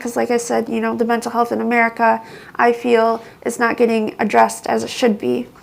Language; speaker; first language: English; native; English